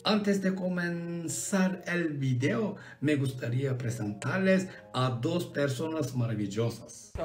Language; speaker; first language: Spanish; non-native, learner; Turkish